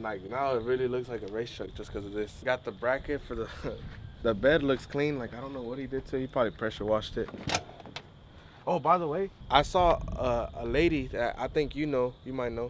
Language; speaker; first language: English; early bilingual, other home language; Spanish